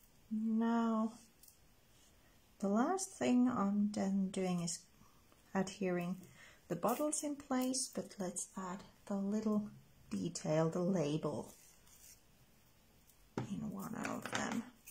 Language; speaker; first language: English; non-native, fluent; Finnish